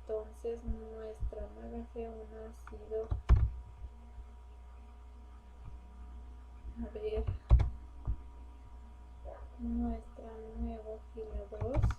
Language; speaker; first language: Spanish; native; Spanish